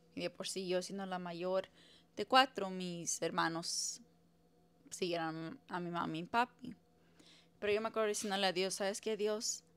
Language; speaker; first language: Spanish; early bilingual, heritage; Spanish